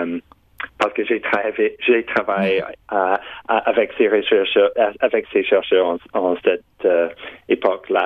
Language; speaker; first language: French; non-native, local second language; English